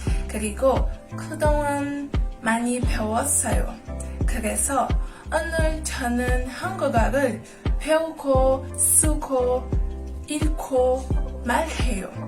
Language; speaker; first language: Korean; non-native, learner; Portuguese